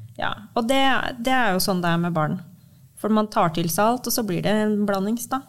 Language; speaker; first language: Norwegian; native; Norwegian